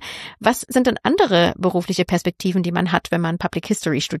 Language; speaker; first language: German; native; German